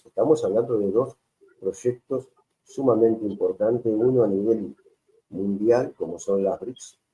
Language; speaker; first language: Spanish; native; Spanish